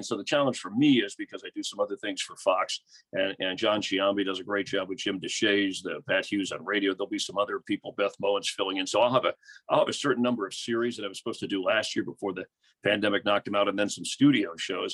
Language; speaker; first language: English; native; English